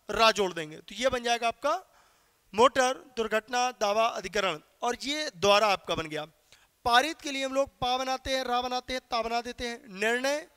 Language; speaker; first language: Hindi; native; Hindi